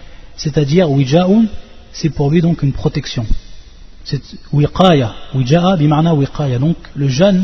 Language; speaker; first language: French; native; French